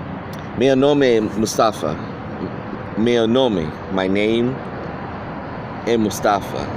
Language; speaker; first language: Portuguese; non-native, learner; English